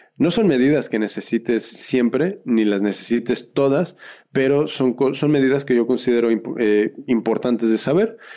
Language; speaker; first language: Spanish; early bilingual, heritage; Spanish